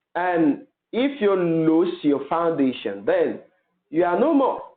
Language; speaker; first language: English; non-native, local second language; Yoruba